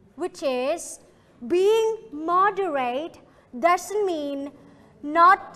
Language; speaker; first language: English; non-native, fluent; Thai